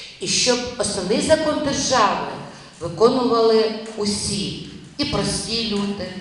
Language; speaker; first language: Ukrainian; non-native, local second language; Russian